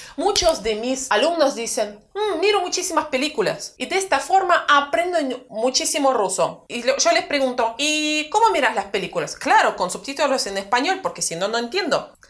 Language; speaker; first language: Spanish; non-native, fluent; Russian